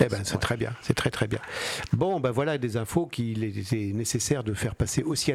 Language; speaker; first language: French; native; French